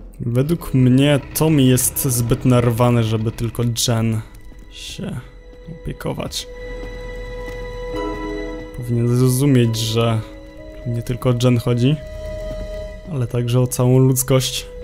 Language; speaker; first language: Polish; native; Polish